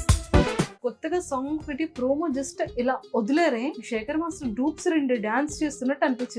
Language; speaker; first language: Telugu; native; Telugu